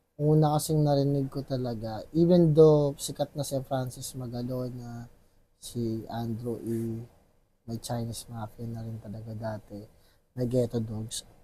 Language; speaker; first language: Filipino; non-native, local second language; Waray